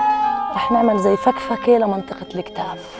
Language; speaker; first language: Arabic; native; Arabic